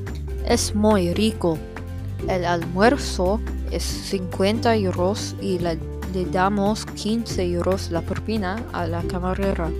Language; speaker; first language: Spanish; non-native, learner; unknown